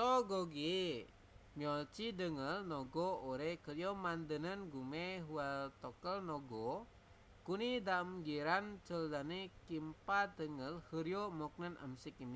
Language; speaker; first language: Korean; non-native, fluent; Indonesian